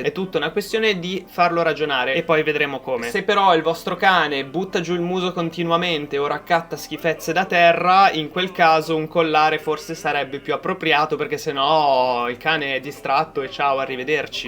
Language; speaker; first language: Italian; native; Italian